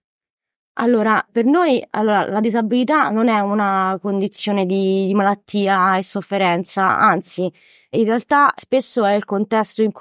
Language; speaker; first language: Italian; native; Italian